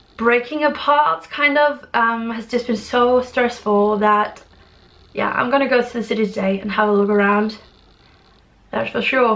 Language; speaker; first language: English; non-native, fluent; Danish